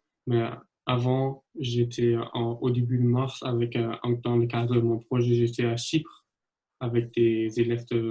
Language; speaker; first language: French; non-native, fluent; German